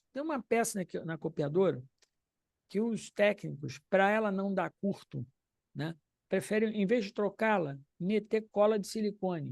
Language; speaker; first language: Portuguese; native; Portuguese